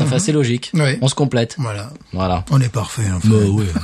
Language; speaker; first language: French; native; French